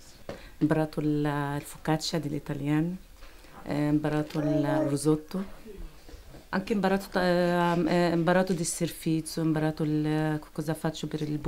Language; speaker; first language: Italian; non-native, learner; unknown